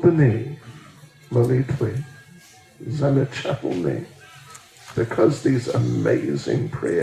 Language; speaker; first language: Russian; non-native, learner; English